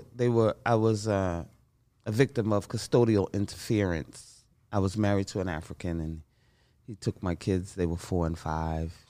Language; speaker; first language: English; native; English